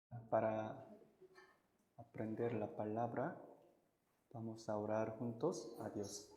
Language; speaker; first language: Spanish; non-native, fluent; Korean